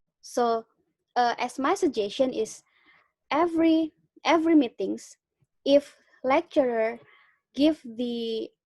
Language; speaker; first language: English; non-native, learner; Indonesian